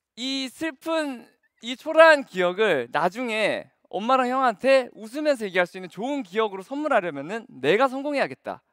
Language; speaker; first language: Korean; native; Korean